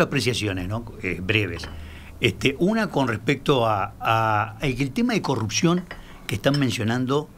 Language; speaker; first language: Spanish; native; Spanish